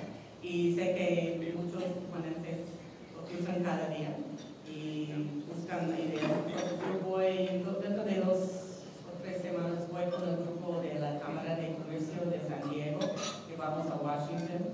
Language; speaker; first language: Spanish; non-native, fluent; English